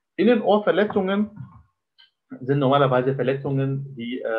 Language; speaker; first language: German; non-native, fluent; Arabic